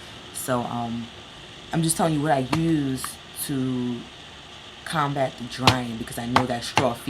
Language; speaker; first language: English; native; English